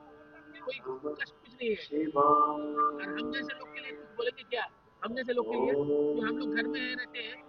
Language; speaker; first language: Hindi; non-native, local second language; Bangla